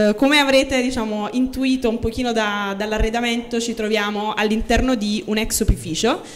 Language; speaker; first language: Italian; native; Italian